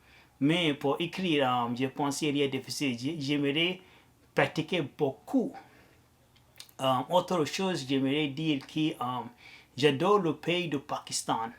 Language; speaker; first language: French; non-native, learner; Arabic